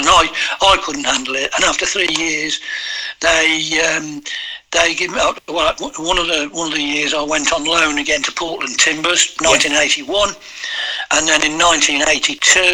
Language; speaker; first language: English; native; English